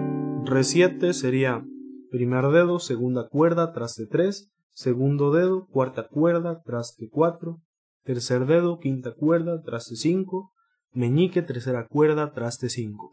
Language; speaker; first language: Spanish; native; Spanish